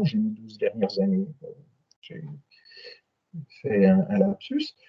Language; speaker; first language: French; native; French